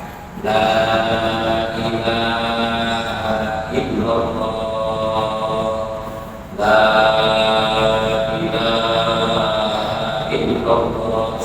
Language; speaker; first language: Indonesian; non-native, local second language; Sundanese